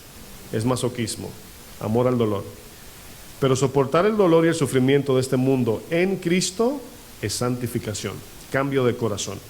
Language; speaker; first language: Spanish; native; Spanish